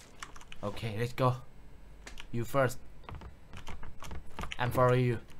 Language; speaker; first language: English; non-native, learner; Thai